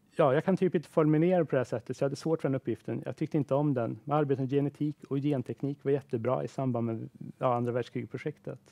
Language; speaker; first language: Swedish; native; Swedish